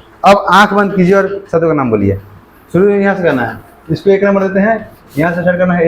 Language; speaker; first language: Hindi; native; Hindi